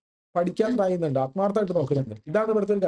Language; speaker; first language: Malayalam; native; Malayalam